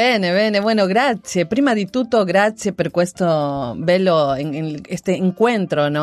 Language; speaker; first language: Italian; non-native, learner; Spanish